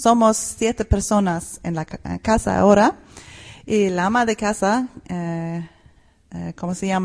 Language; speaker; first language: Spanish; non-native, fluent; Swedish